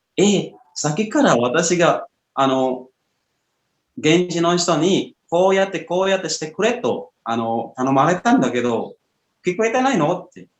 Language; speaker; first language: Japanese; non-native, fluent; Indonesian